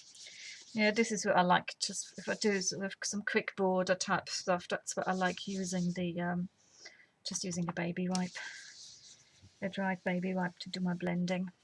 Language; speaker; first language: English; native; English